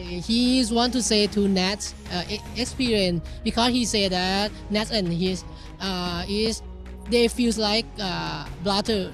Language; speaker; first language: English; non-native, learner; Thai